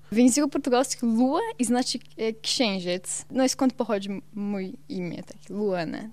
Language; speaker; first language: Polish; non-native, learner; Portuguese